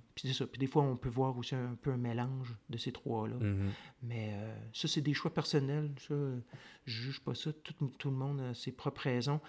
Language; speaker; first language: French; native; French